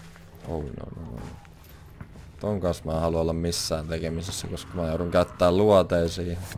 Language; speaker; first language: Finnish; native; Finnish